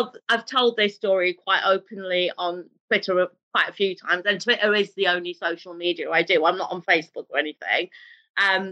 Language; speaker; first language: English; non-native, local second language; Urdu